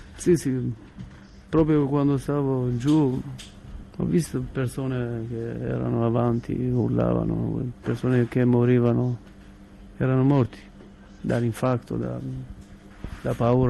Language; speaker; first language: Italian; non-native, fluent; Albanian